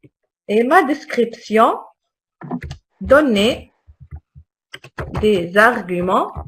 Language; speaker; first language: French; non-native, local second language; Arabic